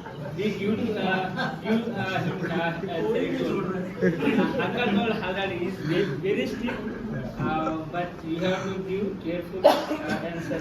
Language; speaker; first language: English; non-native, learner; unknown